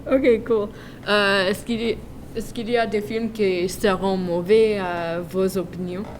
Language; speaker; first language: French; non-native, learner; English